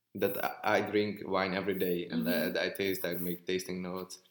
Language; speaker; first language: English; non-native, fluent; Hungarian